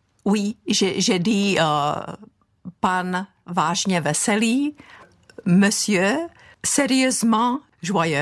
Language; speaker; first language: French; non-native, fluent; Czech